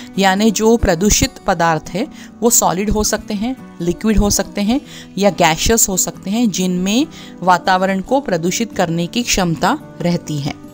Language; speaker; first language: Hindi; non-native, local second language; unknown